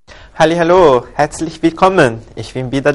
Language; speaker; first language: German; non-native, learner; Korean